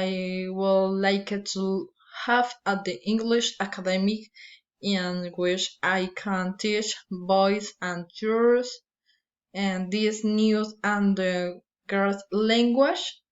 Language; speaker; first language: English; non-native, learner; Spanish